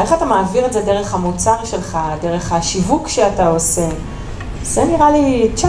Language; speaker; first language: Hebrew; native; Hebrew